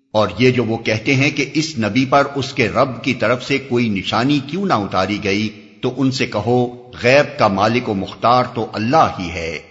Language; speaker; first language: Urdu; native; Urdu